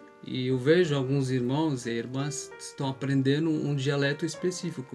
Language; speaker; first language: Portuguese; non-native, fluent; Arabic